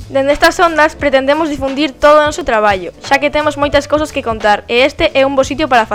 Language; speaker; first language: Galician; native; Galician